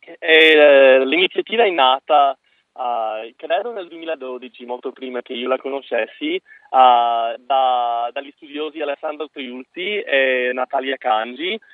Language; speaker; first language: Italian; non-native, fluent; English